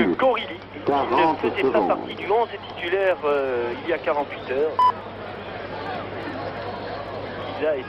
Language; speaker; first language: French; native; French